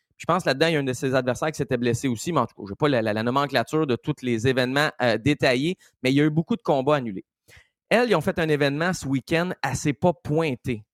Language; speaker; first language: French; native; French